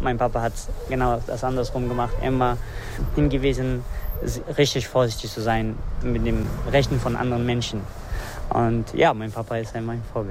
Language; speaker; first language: German; non-native, fluent; Persian